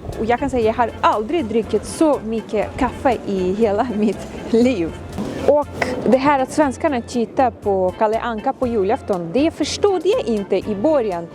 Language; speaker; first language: Swedish; non-native, fluent; Ukrainian